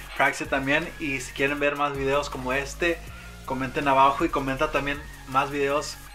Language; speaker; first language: Spanish; early bilingual, heritage; Spanish